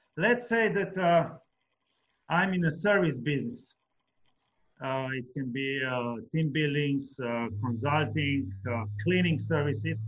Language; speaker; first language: English; non-native, fluent; Slovenian